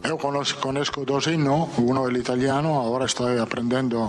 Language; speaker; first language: Portuguese; non-native, learner; Italian